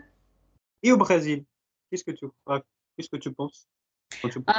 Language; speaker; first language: French; non-native, fluent; Portuguese